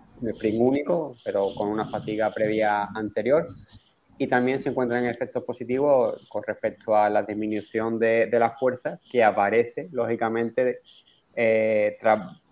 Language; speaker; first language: Spanish; native; Spanish